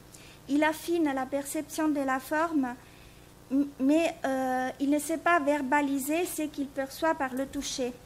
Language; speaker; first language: French; native; French